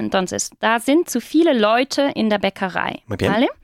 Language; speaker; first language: German; non-native, fluent; Spanish